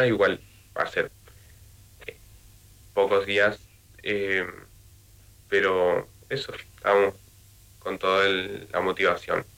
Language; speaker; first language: Spanish; native; Spanish